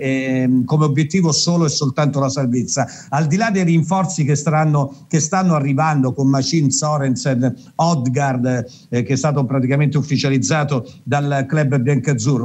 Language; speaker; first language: Italian; native; Italian